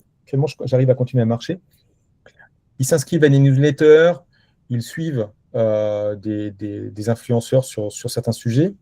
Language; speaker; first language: French; native; French